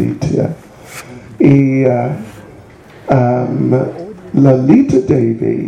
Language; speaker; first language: Russian; non-native, learner; English